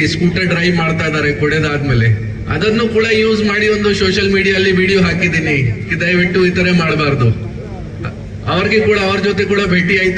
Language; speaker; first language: Kannada; non-native, learner; Hindi